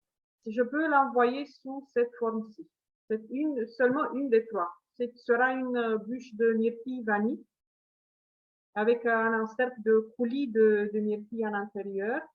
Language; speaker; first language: French; non-native, fluent; Romanian